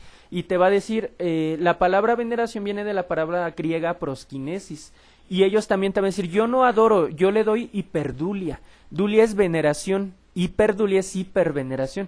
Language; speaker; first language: Spanish; native; Spanish